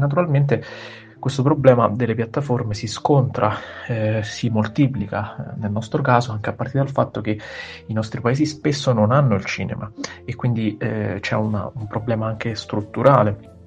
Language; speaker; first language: Italian; native; Italian